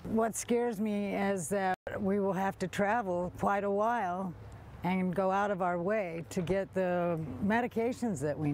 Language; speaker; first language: English; native; English